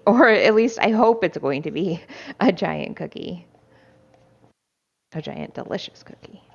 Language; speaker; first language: English; native; English